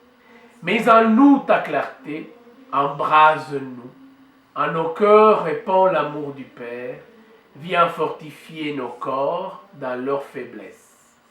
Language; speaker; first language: French; native; French